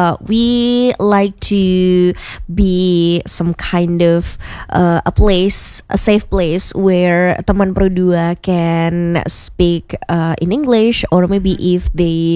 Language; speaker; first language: English; non-native, fluent; Indonesian